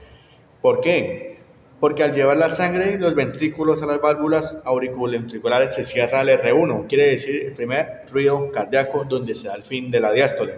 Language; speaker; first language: Spanish; native; Spanish